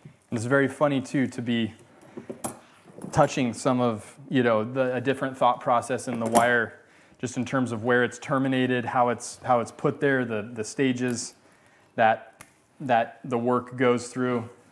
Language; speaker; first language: English; native; English